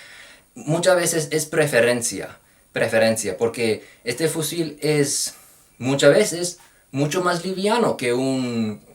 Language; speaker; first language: Spanish; non-native, fluent; English